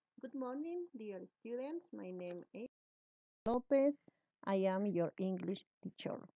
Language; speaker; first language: English; non-native, learner; Spanish